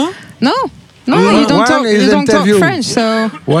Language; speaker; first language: English; non-native, learner; French